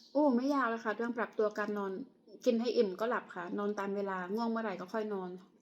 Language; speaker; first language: Thai; non-native, local second language; Khmer